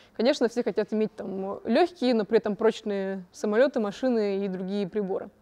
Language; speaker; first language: Russian; native; Russian